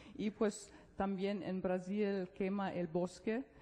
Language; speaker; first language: Spanish; non-native, fluent; German